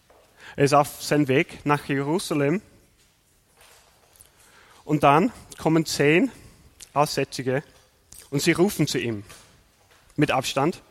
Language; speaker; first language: German; non-native, fluent; English